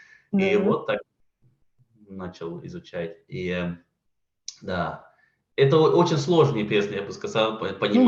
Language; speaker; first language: Russian; non-native, fluent; Swedish